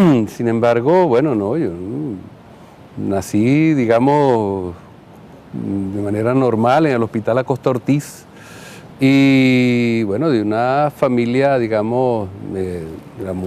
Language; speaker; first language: Spanish; native; Spanish